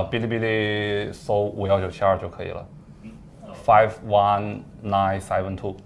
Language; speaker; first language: Chinese; native; Chinese